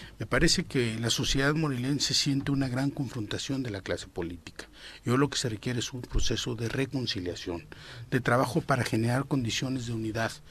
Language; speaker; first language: Spanish; native; Spanish